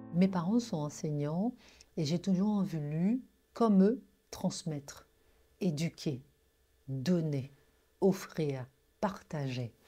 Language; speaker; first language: French; non-native, local second language; Guadeloupean Creole French